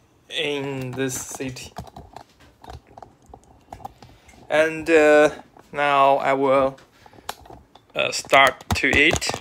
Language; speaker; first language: English; non-native, learner; Chinese